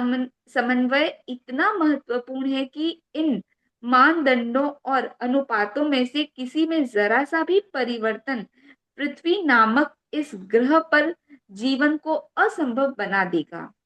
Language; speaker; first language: Hindi; native; Hindi